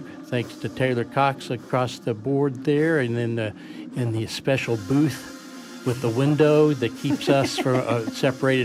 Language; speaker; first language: English; native; English